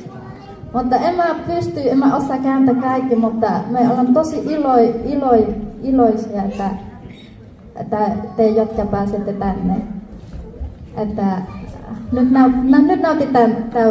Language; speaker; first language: Finnish; non-native, fluent; Jarai